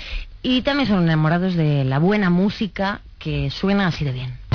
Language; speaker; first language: Spanish; native; Spanish